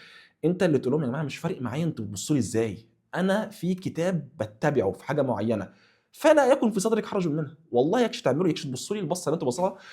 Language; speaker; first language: Arabic; native; Arabic